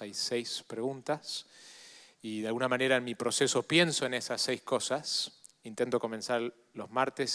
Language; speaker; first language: Spanish; native; Spanish